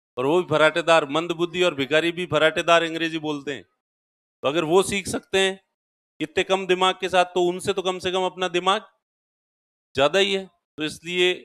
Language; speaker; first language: Hindi; non-native, local second language; Marwari